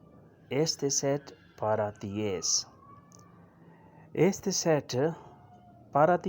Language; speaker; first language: Spanish; non-native, learner; Urdu